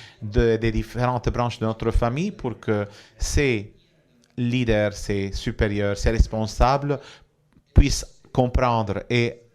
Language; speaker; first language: French; non-native, fluent; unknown